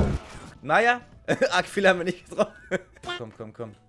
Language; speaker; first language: German; native; German